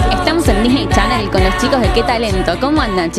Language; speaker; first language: Spanish; native; Spanish